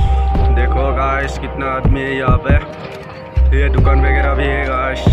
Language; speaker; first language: Hindi; non-native, local second language; Assamese